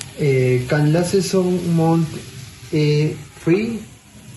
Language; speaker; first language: French; non-native, learner; Spanish